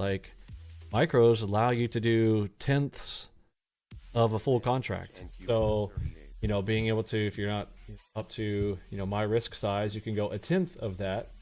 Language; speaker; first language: English; native; English